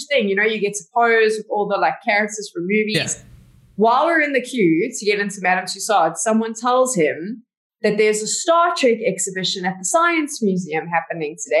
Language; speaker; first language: English; native; English